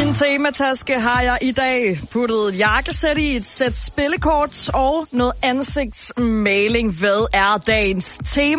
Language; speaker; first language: Danish; native; Danish